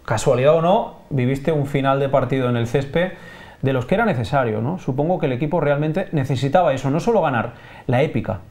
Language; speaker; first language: Spanish; non-native, local second language; Catalan